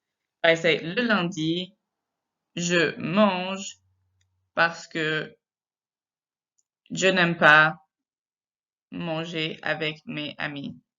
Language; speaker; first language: French; non-native, fluent; English